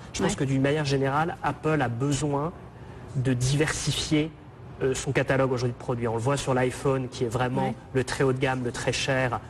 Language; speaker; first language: French; native; French